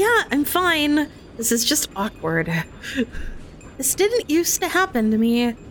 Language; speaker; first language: English; native; English